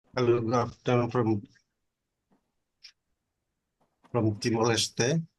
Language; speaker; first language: English; non-native, learner; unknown